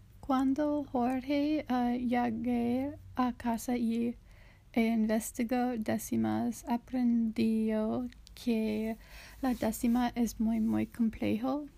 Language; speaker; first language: Spanish; non-native, learner; English